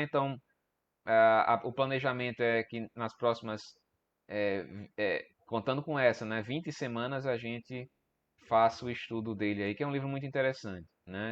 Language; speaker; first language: Portuguese; native; Portuguese